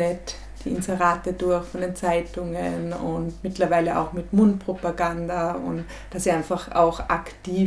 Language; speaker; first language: German; native; German